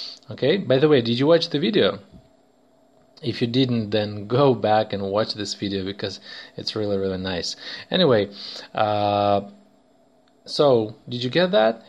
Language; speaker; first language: English; non-native, fluent; Russian